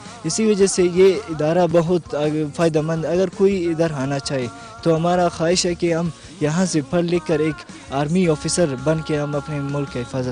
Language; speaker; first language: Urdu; non-native, local second language; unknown